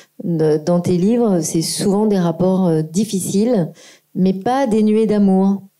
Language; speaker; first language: French; native; French